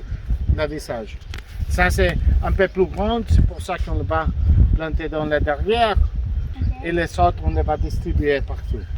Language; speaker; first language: French; non-native, fluent; Spanish